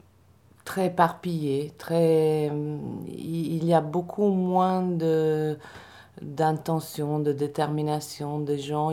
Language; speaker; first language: French; non-native, fluent; Italian